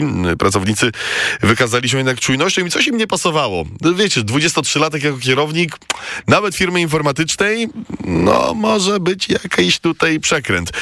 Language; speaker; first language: Polish; native; Polish